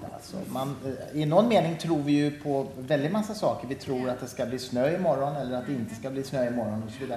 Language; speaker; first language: Swedish; native; Swedish